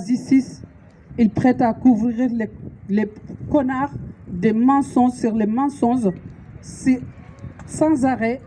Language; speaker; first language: French; non-native, local second language; Wolof